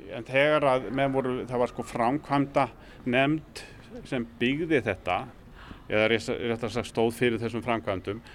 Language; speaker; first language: Icelandic; native; Icelandic